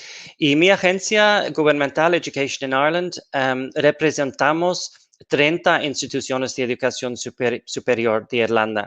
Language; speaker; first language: Spanish; non-native, fluent; English